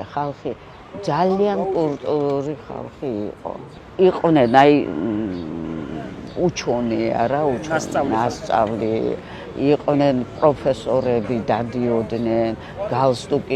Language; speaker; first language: Georgian; non-native, local second language; Russian